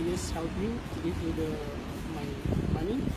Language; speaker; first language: English; non-native, learner; Indonesian